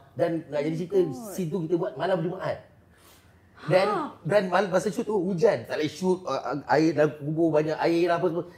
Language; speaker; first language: Malay; native; Malay